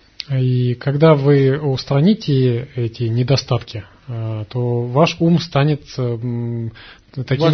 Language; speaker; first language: Russian; native; Russian